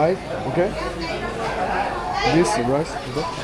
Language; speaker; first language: English; non-native, learner; French